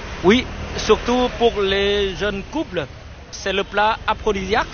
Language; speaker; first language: French; non-native, fluent; Vietnamese